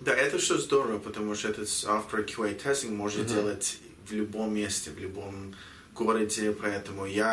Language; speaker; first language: Russian; early bilingual, heritage; Russian